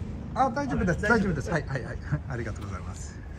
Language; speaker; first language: Japanese; non-native, fluent; Swedish